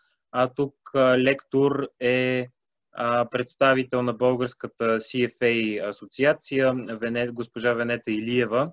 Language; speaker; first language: Bulgarian; native; Bulgarian